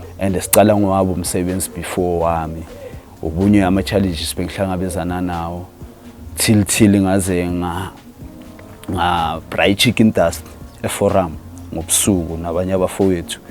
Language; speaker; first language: Zulu; native; Zulu